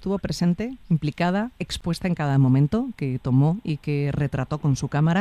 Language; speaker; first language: Spanish; native; Spanish